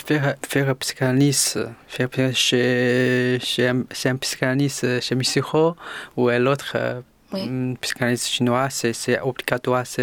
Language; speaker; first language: French; non-native, learner; Chinese